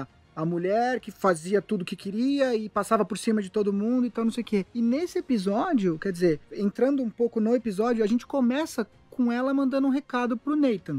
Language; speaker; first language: Portuguese; native; Portuguese